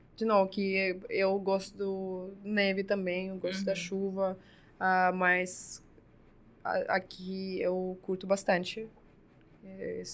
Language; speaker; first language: Portuguese; non-native, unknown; Russian